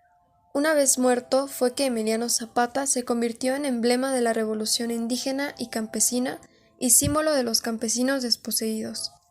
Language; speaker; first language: Spanish; native; Spanish